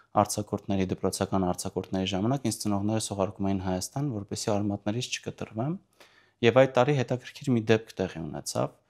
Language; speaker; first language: Armenian; early bilingual, heritage; Armenian